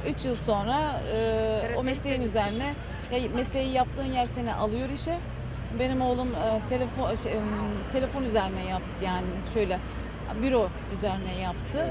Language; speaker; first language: Turkish; early bilingual, heritage; Turkish